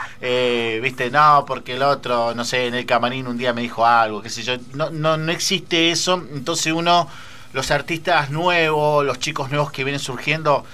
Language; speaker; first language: Spanish; native; Spanish